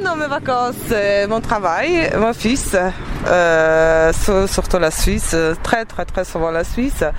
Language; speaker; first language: French; non-native, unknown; Polish